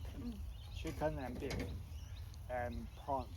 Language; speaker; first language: English; non-native, learner; Cantonese